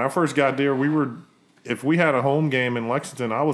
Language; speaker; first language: English; native; English